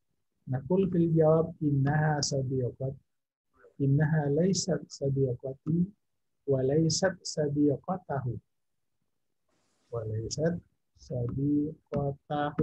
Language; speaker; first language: Arabic; non-native, fluent; Indonesian